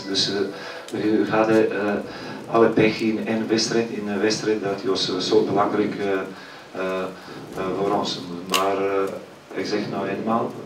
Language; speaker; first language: Dutch; non-native, fluent; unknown